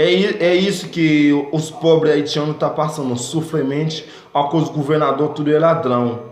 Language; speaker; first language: Portuguese; non-native, fluent; Haitian Creole